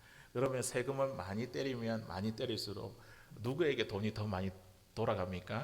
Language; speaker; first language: Korean; native; Korean